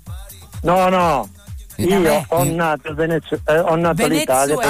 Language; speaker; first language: Italian; non-native, learner; Spanish